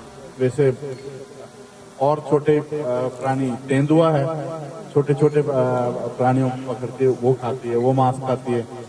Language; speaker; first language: Hindi; native; Hindi